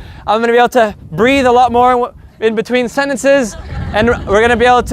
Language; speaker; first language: English; native; English